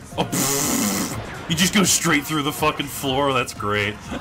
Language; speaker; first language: English; native; English